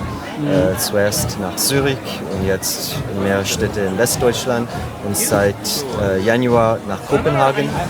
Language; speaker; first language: German; non-native, learner; French